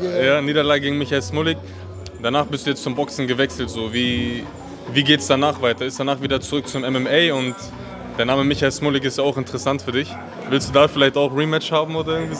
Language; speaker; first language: German; native; German